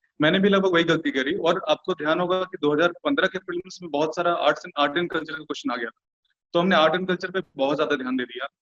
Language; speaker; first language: Hindi; non-native, local second language; Bhojpuri